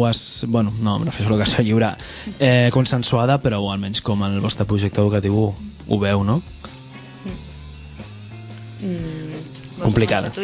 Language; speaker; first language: Catalan; native; Catalan